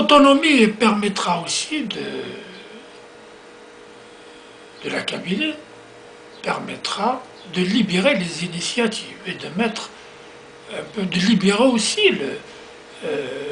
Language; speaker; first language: French; non-native, local second language; Kabyle